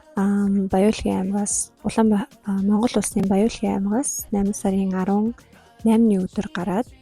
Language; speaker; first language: Mongolian; non-native, local second language; Kazakh